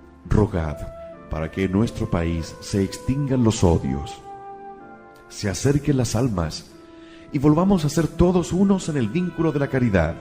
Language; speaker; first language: Spanish; native; Spanish